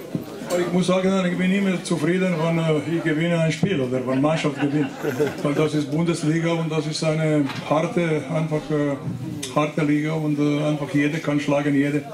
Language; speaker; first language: German; non-native, fluent; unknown